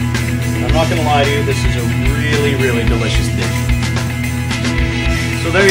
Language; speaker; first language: English; native; English